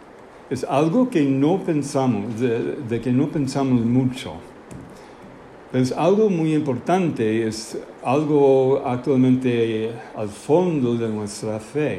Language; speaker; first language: Spanish; non-native, fluent; English